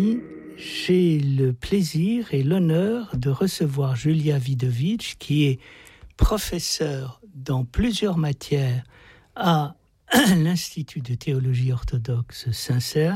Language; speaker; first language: French; native; French